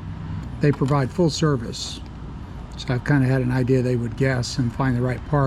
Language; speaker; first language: English; native; English